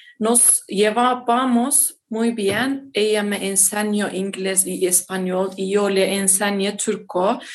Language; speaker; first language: Spanish; non-native, learner; Turkish